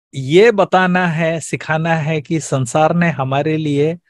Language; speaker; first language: Hindi; non-native, local second language; Malayalam